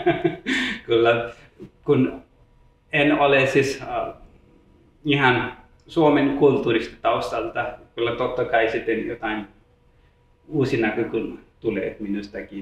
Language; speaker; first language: Finnish; non-native, learner; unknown